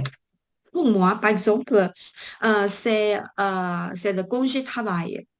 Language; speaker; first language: French; non-native, learner; Chinese